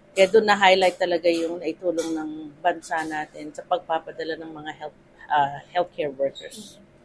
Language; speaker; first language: Filipino; native; Filipino